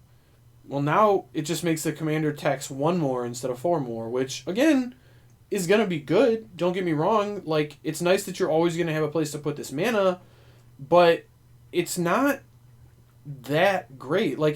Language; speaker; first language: English; native; English